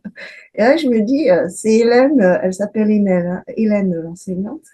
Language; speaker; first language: French; native; French